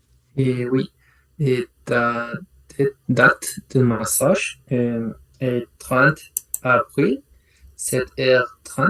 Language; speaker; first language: French; non-native, learner; Spanish